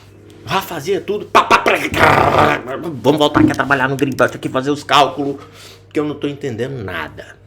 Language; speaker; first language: Portuguese; native; Portuguese